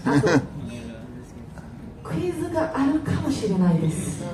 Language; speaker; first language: Japanese; non-native, fluent; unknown